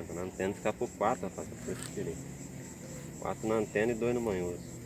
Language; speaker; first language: Portuguese; native; Portuguese